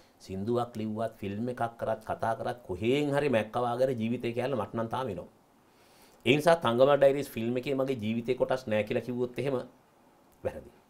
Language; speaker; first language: Sinhala; native; Sinhala